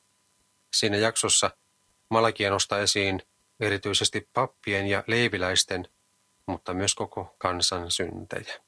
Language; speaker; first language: Finnish; native; Finnish